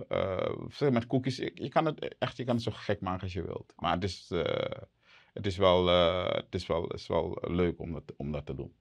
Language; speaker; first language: Dutch; native; Dutch